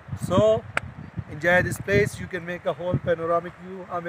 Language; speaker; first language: English; non-native, local second language; Pashto